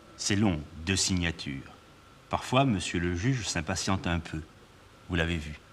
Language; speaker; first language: French; native; French